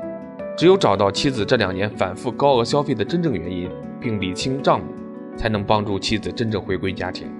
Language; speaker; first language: Chinese; native; Chinese